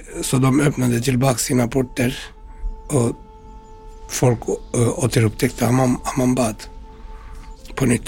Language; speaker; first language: Swedish; non-native, fluent; Turkish